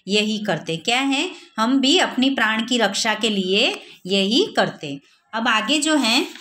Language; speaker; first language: Hindi; non-native, local second language; Gujarati